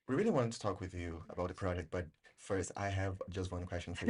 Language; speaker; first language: English; non-native, learner; Portuguese